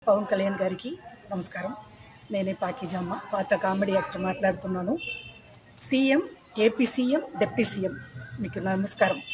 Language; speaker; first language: Telugu; non-native, learner; Tamil